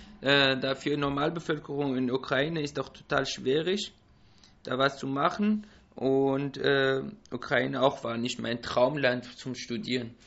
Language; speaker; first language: German; non-native, learner; Persian